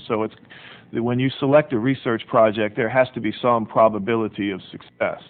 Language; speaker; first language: English; native; English